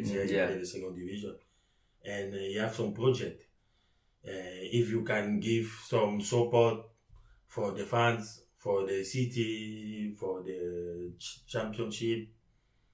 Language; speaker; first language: English; non-native, learner; French